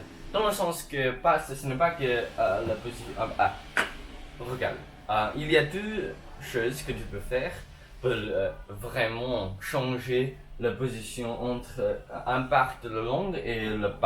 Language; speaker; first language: French; non-native, learner; English